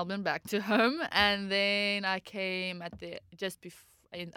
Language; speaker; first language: English; non-native, local second language; Afrikaans